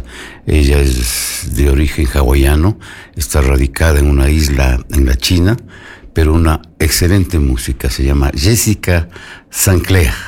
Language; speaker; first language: Spanish; native; Spanish